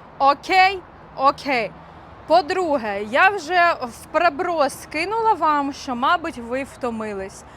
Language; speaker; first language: Ukrainian; non-native, local second language; Russian